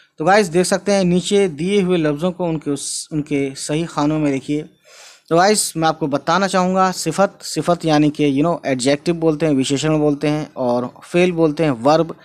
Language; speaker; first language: Hindi; native; Hindi